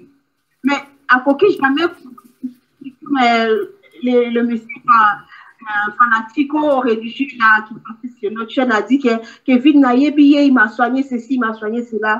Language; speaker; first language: French; non-native, local second language; Lingala